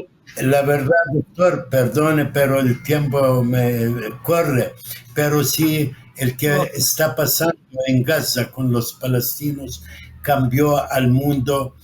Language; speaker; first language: Spanish; non-native, fluent; Arabic